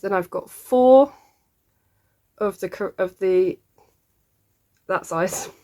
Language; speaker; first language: English; native; English